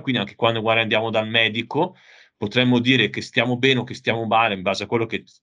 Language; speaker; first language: Italian; native; Italian